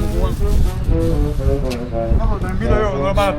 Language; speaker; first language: Spanish; native; Spanish